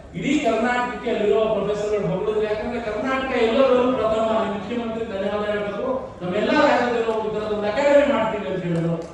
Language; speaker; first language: Kannada; non-native, local second language; Lambadi